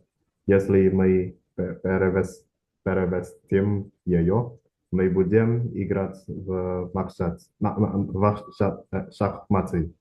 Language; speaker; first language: Russian; non-native, learner; Indonesian